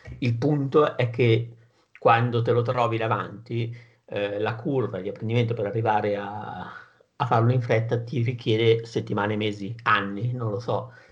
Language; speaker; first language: Italian; native; Italian